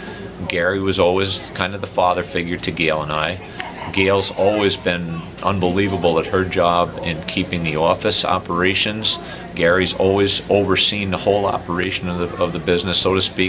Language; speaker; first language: English; native; English